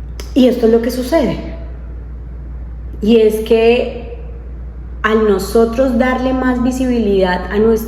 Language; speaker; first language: Spanish; native; Spanish